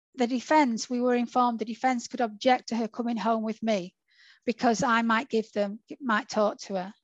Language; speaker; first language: English; native; English